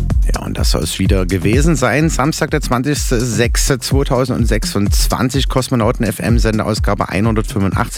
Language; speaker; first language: German; native; German